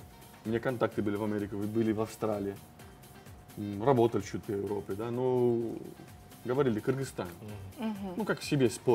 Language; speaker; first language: Russian; non-native, fluent; Italian